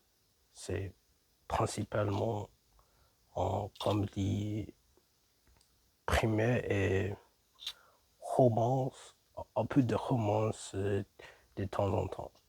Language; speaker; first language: French; non-native, learner; English